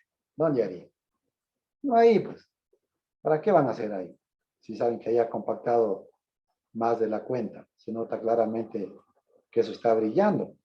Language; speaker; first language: Spanish; native; Spanish